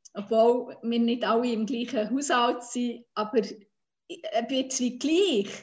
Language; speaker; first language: German; non-native, fluent; Swiss German